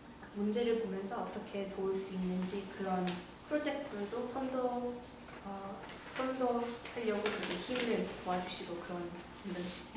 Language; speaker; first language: Korean; early bilingual, heritage; English